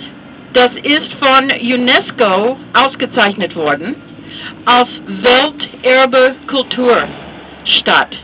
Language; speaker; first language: German; non-native, fluent; English